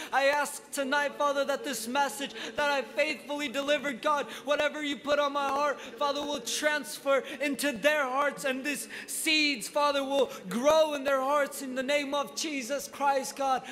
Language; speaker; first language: English; native; English